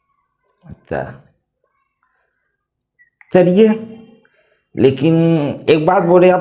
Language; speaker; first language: Hindi; native; Hindi